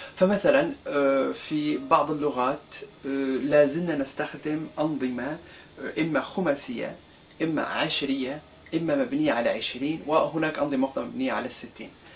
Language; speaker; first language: Arabic; non-native, local second language; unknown